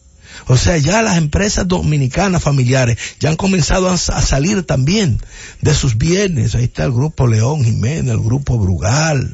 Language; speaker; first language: Spanish; native; Spanish